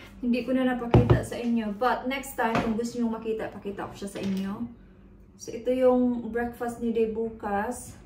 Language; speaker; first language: Filipino; non-native, local second language; Cebuano